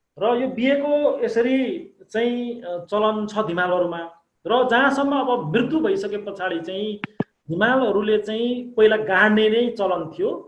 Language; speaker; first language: Nepali; non-native, local second language; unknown